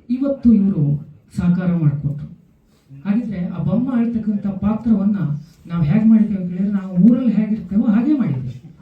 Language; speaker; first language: Kannada; native; Kannada